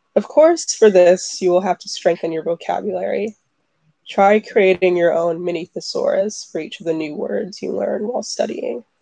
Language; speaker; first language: English; native; English